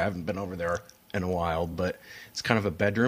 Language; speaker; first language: English; native; English